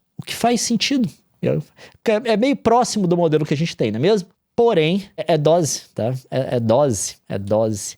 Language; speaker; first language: Portuguese; native; Portuguese